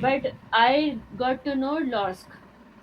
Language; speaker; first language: English; non-native, local second language; Urdu